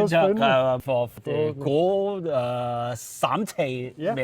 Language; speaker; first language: Danish; non-native, learner; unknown